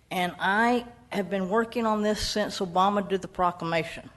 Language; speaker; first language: English; native; English